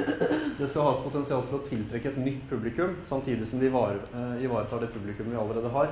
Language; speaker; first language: Norwegian; native; Norwegian